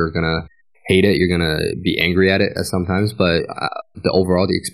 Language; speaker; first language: English; native; English